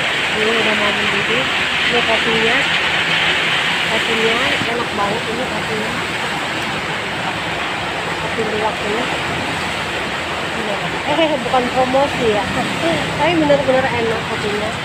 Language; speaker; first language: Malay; non-native, local second language; Javanese